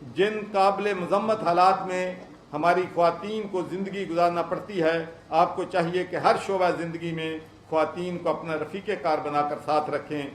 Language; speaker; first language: Urdu; non-native, local second language; Punjabi